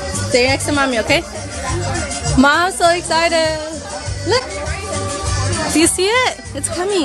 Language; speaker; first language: English; early bilingual, other home language; Spanish